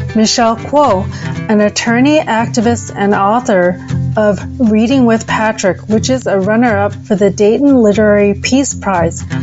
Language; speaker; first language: English; native; English